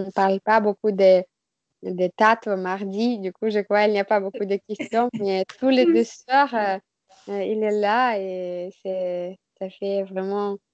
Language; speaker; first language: French; non-native, learner; Russian